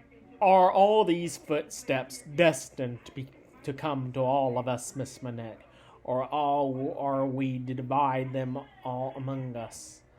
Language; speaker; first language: English; native; English